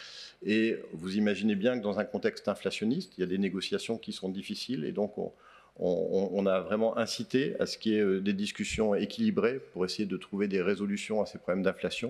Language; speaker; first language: French; native; French